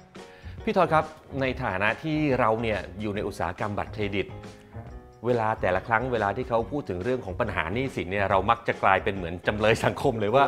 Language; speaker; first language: Thai; native; Thai